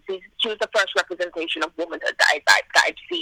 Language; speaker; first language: English; native; English